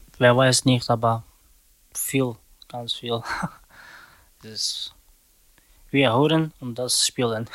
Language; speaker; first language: German; non-native, learner; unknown